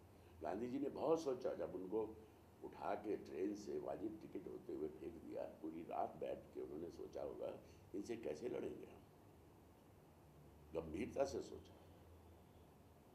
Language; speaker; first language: Hindi; native; Hindi